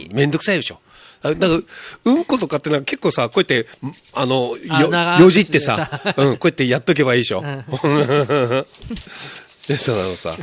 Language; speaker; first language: Japanese; native; Japanese